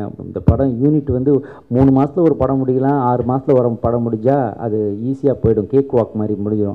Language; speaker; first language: Tamil; native; Tamil